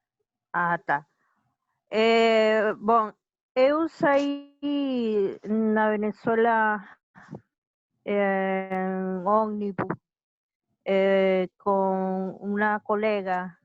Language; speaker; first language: Portuguese; non-native, learner; Spanish